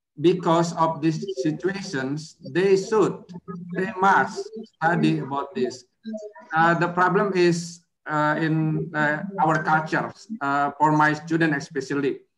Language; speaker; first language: English; non-native, learner; Indonesian